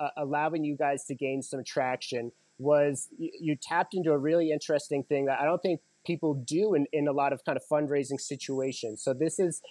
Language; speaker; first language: English; native; English